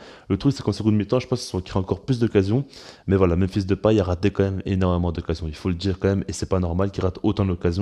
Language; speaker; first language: French; native; French